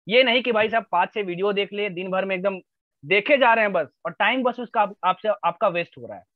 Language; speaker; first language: Hindi; native; Hindi